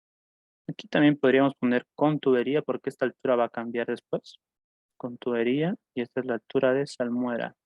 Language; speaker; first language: Spanish; native; Spanish